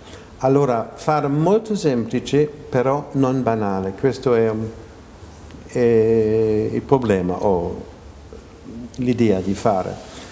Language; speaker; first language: Italian; non-native, fluent; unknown